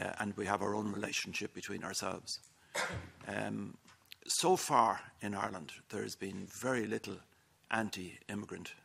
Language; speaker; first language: English; native; English